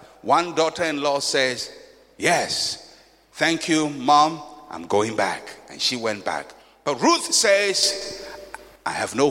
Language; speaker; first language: English; non-native, local second language; Akan